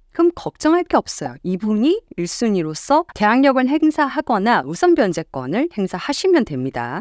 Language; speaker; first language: Korean; native; Korean